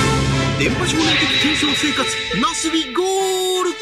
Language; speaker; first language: Japanese; native; Japanese